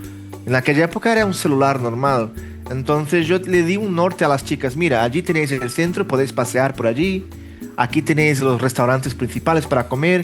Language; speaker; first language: Spanish; early bilingual, heritage; Portuguese